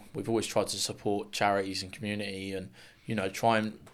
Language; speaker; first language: English; native; English